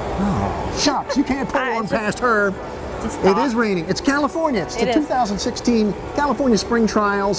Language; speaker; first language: English; native; English